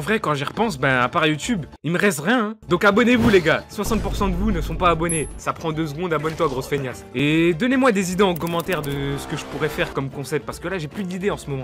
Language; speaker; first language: French; native; French